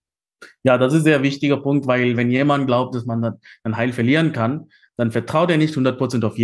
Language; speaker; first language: German; non-native, learner; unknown